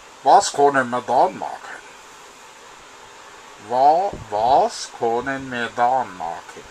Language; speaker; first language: German; non-native, learner; English